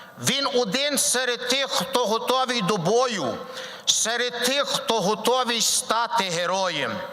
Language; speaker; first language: Ukrainian; early bilingual, heritage; Ukrainian